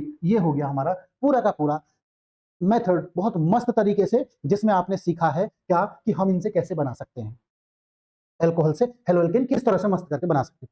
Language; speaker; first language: Hindi; native; Hindi